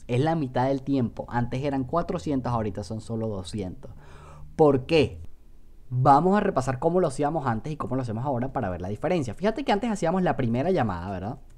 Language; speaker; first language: Spanish; native; Spanish